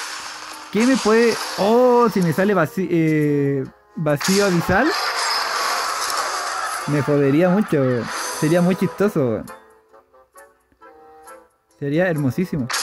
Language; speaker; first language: Spanish; native; Spanish